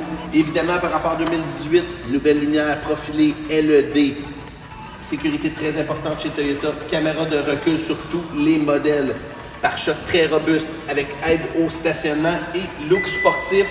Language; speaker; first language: French; native; French